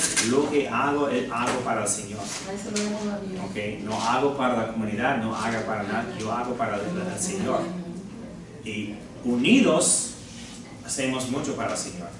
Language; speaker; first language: Spanish; non-native, fluent; English